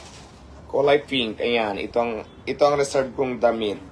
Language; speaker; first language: Filipino; non-native, local second language; Cebuano